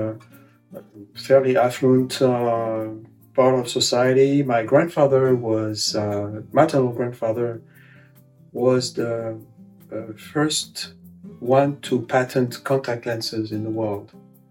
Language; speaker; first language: English; non-native, fluent; French